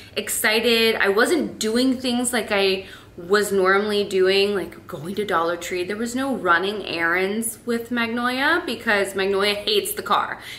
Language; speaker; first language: English; native; English